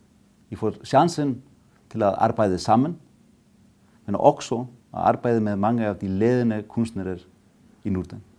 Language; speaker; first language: Danish; non-native, fluent; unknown